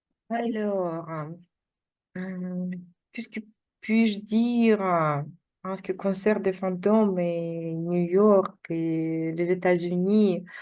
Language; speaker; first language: French; non-native, fluent; Russian